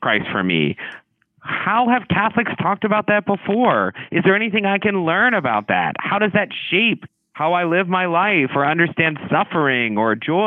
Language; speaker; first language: English; native; English